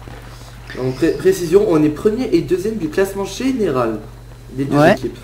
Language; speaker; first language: French; native; French